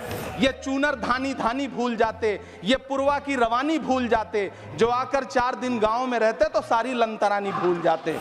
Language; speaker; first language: Hindi; native; Hindi